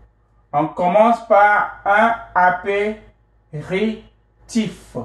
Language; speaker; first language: French; non-native, fluent; English